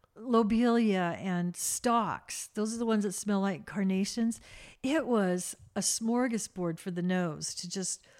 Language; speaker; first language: English; native; English